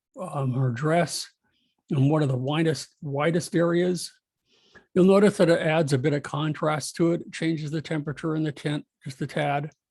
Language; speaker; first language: English; native; English